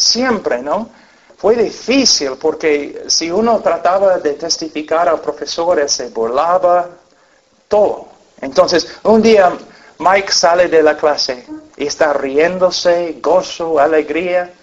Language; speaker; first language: Spanish; non-native, fluent; English